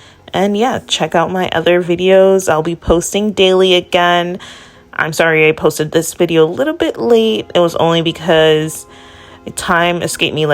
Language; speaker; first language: English; native; English